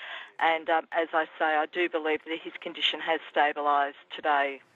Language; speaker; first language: English; native; English